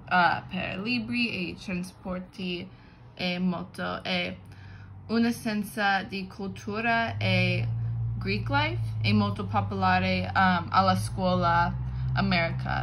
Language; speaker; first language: Italian; non-native, learner; English